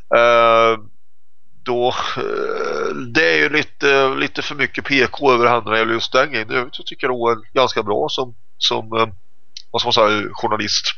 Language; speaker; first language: Swedish; native; Swedish